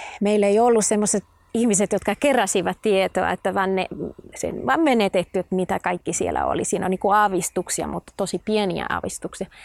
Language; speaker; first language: Finnish; non-native, fluent; Spanish